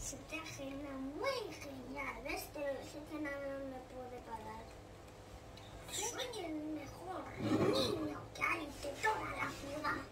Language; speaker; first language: Spanish; early bilingual, other home language; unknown